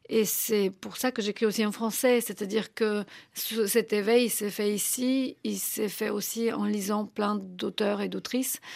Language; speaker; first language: French; non-native, fluent; Bulgarian